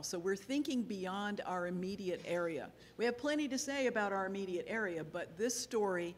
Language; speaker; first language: English; native; English